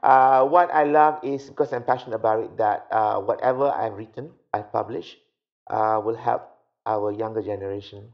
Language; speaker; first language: English; non-native, local second language; Malay